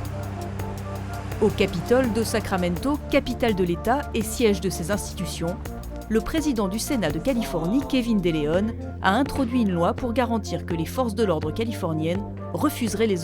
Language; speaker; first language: French; native; French